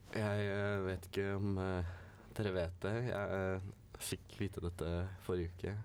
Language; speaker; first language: Norwegian; native; Norwegian